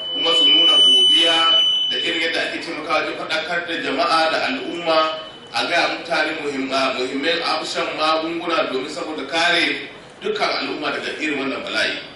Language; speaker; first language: Hausa; native; Hausa